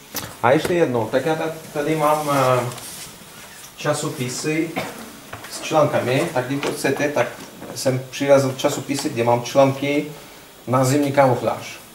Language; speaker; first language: Czech; non-native, learner; Russian